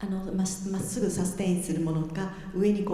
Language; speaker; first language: Japanese; native; Japanese